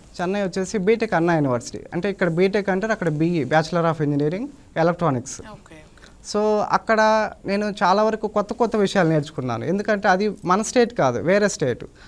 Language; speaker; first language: Telugu; native; Telugu